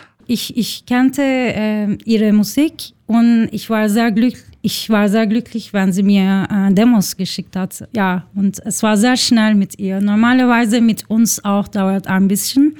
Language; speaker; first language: German; non-native, learner; Turkish